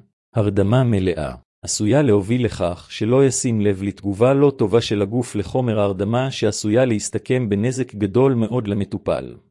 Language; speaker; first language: Hebrew; native; Hebrew